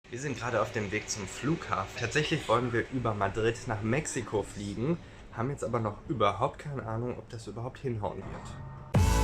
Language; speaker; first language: German; native; German